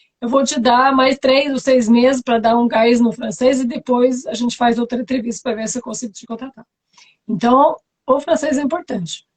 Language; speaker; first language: Portuguese; non-native, fluent; French